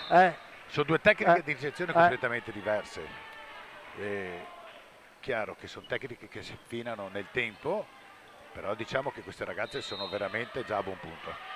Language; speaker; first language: Italian; native; Italian